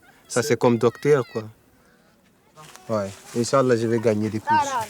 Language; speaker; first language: French; non-native, local second language; Fula